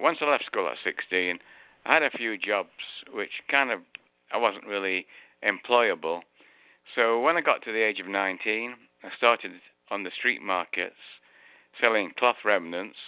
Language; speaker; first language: English; native; English